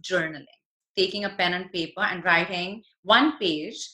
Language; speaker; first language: English; non-native, local second language; Hindi